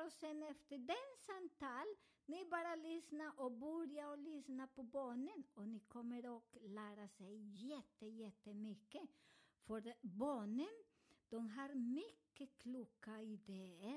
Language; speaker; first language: Swedish; non-native, learner; Spanish